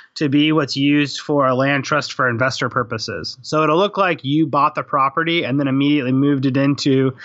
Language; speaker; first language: English; native; English